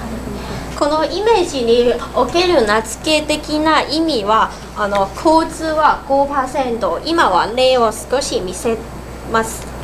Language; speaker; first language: Japanese; non-native, learner; Cantonese